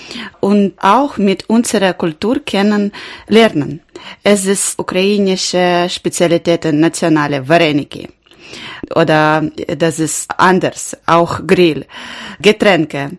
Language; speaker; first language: German; non-native, learner; Ukrainian